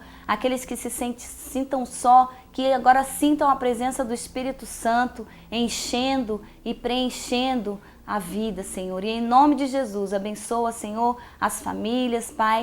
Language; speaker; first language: Portuguese; native; Portuguese